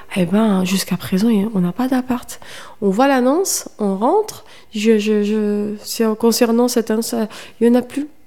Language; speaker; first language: French; non-native, local second language; Kabyle